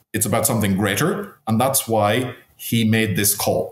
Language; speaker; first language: English; native; English